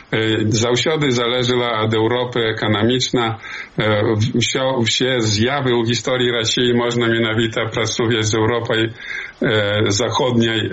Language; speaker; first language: Polish; non-native, learner; Belarusian